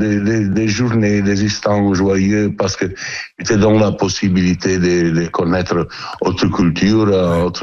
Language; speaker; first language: French; non-native, fluent; Italian